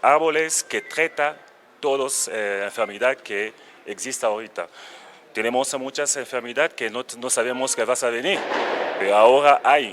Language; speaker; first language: Spanish; non-native, learner; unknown